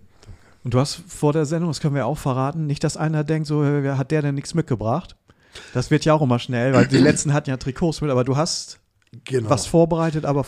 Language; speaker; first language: German; native; German